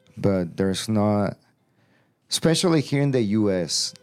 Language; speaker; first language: English; non-native, fluent; Spanish